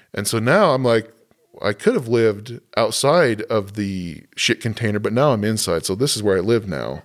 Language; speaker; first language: English; native; English